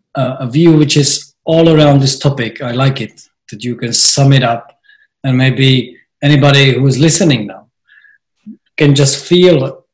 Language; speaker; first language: English; non-native, fluent; Czech